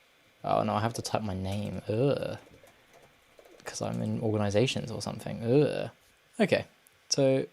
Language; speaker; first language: English; native; English